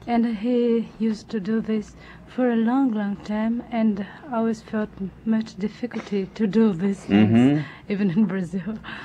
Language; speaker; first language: English; non-native, fluent; Portuguese